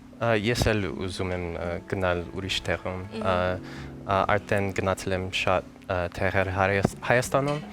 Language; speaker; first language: Armenian; non-native, learner; English